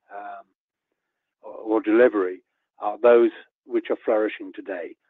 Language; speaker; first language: English; native; English